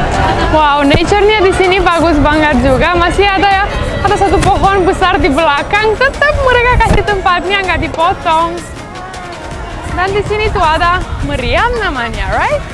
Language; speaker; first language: Indonesian; non-native, fluent; Romanian